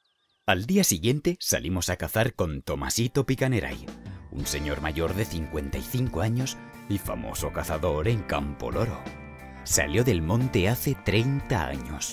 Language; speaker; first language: Spanish; native; Spanish